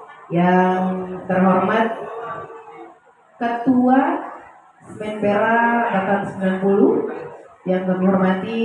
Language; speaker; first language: Indonesian; native; Indonesian